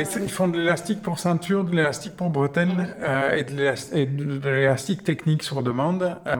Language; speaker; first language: French; native; French